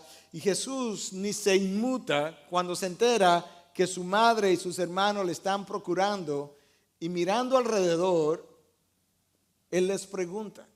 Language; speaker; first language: Spanish; native; Spanish